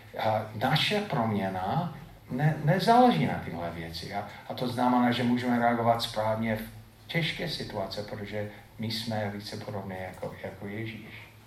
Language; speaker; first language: Czech; non-native, fluent; English